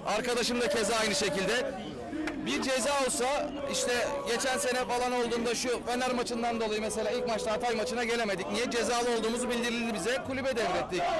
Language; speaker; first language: Turkish; native; Turkish